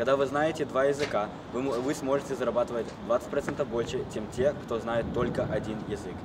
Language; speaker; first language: Russian; early bilingual, heritage; Russian